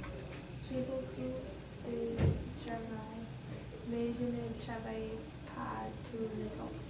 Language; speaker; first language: French; non-native, learner; English